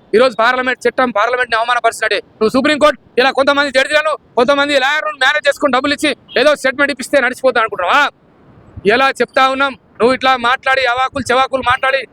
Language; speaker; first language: Telugu; non-native, local second language; Lambadi